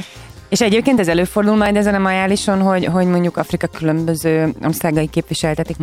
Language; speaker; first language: Hungarian; native; Hungarian